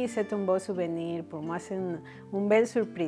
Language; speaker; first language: French; non-native, fluent; Spanish